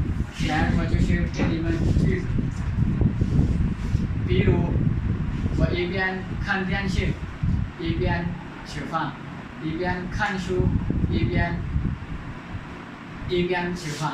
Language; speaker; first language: Chinese; non-native, fluent; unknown